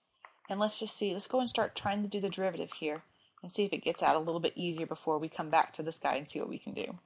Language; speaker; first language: English; native; English